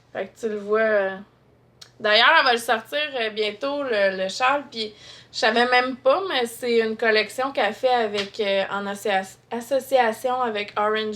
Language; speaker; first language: French; native; French